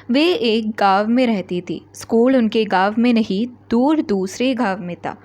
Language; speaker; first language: Hindi; non-native, local second language; Malayalam